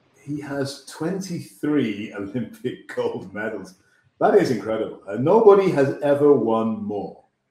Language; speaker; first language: English; native; English